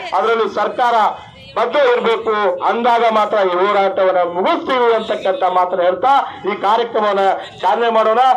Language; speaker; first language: Kannada; non-native, local second language; Lambadi